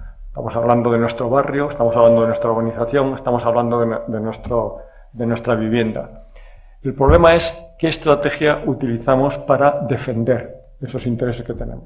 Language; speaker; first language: Spanish; native; Spanish